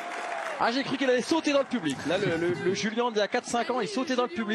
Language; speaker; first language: French; native; French